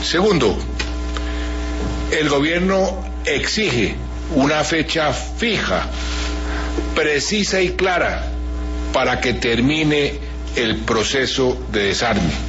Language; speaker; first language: Spanish; native; Spanish